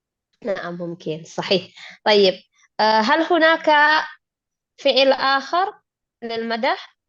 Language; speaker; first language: Arabic; non-native, fluent; Indonesian